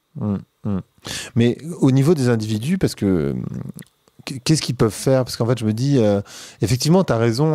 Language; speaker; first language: French; native; French